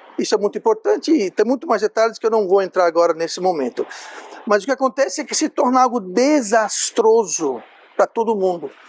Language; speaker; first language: Portuguese; non-native, fluent; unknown